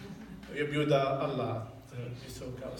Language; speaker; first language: Swedish; non-native, learner; Arabic